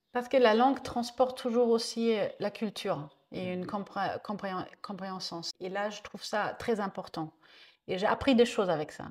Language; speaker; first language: French; non-native, fluent; German